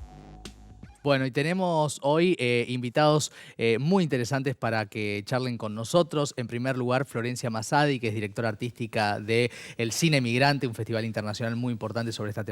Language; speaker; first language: Spanish; native; Spanish